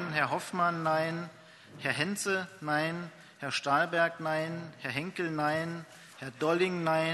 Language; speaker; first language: German; native; German